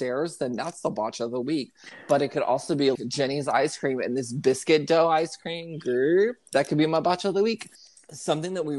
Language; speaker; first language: English; native; English